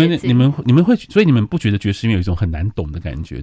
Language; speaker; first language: Chinese; native; Chinese